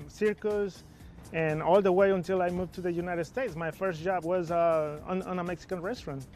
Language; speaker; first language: English; non-native, fluent; Spanish